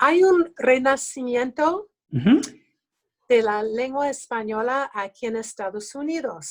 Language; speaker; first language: Spanish; early bilingual, other home language; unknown